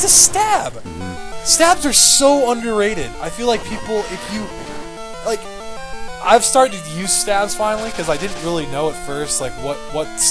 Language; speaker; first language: English; native; English